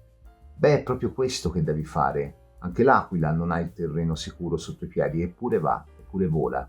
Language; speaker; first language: Italian; native; Italian